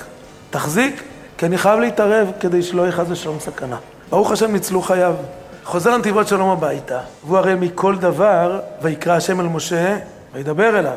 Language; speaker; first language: Hebrew; native; Hebrew